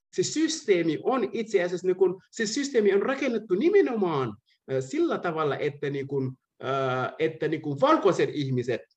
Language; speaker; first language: Finnish; non-native, fluent; Wolof